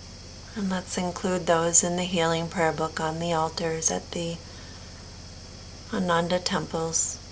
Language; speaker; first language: English; native; English